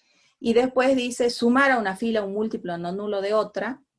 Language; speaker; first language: Spanish; native; Spanish